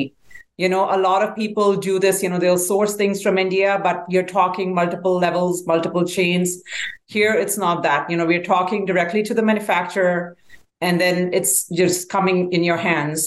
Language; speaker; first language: English; non-native, local second language; Hindi